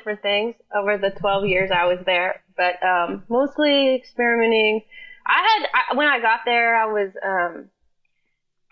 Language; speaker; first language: English; native; English